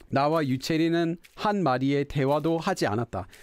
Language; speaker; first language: Korean; non-native, fluent; English